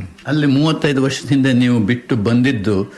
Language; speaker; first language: Kannada; native; Kannada